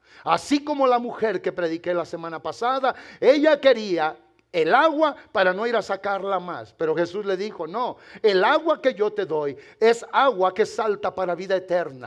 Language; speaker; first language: Spanish; native; Spanish